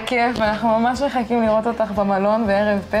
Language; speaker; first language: Hebrew; native; Hebrew